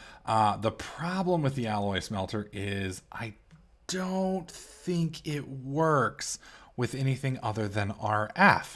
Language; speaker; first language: English; native; English